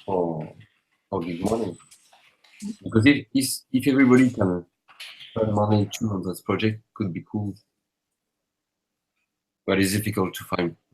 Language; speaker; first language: English; non-native, learner; French